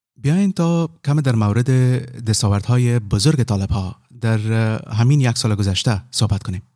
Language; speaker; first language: Persian; native; Persian